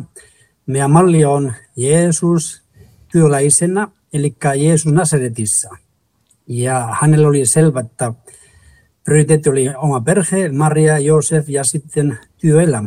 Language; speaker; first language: Finnish; non-native, fluent; Spanish